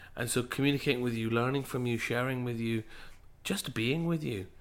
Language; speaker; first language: English; native; English